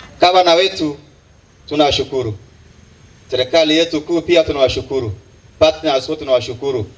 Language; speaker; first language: Swahili; non-native, local second language; Kalenjin